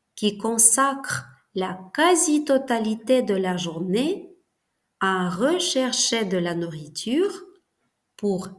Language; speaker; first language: French; non-native, fluent; Ukrainian